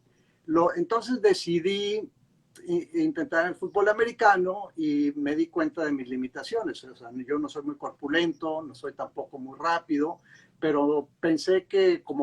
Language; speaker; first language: Spanish; native; Spanish